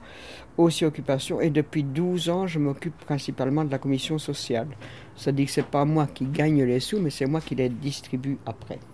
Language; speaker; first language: French; native; French